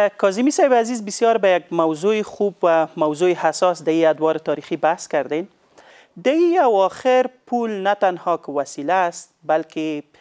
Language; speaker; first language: Persian; native; Persian